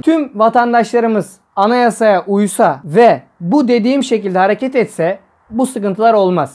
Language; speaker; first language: Turkish; native; Turkish